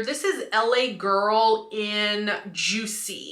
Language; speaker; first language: English; native; English